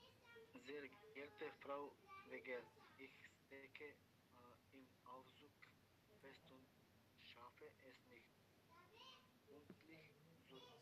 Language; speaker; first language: German; non-native, learner; Macedonian